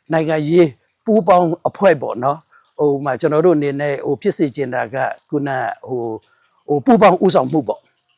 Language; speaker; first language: Burmese; non-native, local second language; Mon